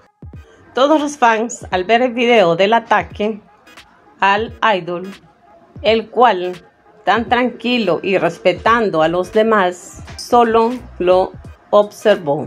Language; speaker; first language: Spanish; native; Spanish